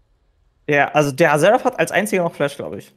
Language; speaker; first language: German; native; German